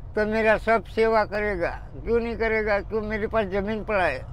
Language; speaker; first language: Hindi; non-native, local second language; Gujarati